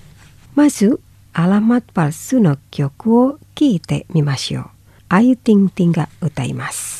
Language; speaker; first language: Japanese; non-native, fluent; Indonesian